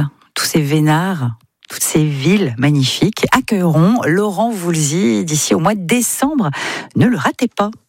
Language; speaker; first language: French; native; French